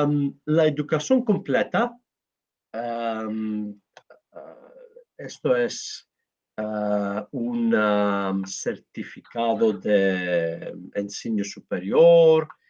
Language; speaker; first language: Spanish; non-native, learner; Greek